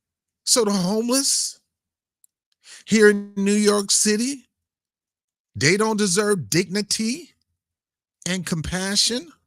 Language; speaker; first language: English; native; English